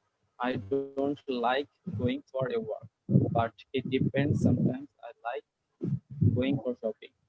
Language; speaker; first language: English; non-native, learner; Bangla